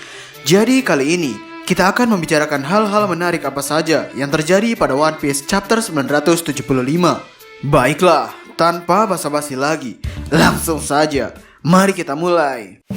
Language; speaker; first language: Indonesian; native; Indonesian